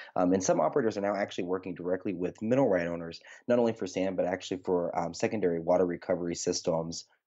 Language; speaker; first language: English; native; English